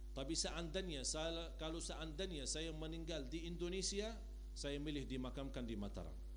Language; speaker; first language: Indonesian; non-native, fluent; Arabic